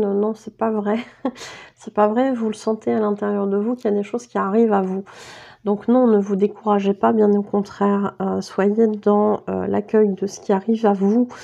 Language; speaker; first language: French; native; French